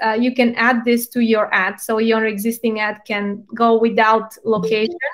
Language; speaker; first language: English; non-native, fluent; Bulgarian